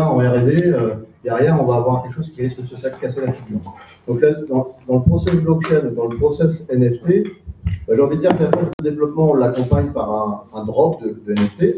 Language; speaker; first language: French; native; French